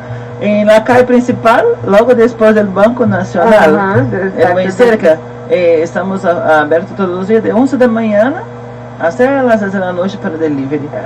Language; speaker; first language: Portuguese; non-native, learner; Spanish